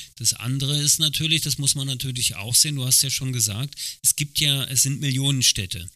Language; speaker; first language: German; native; German